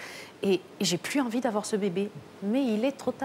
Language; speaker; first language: French; native; French